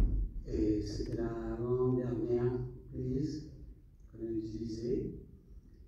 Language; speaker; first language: French; non-native, fluent; English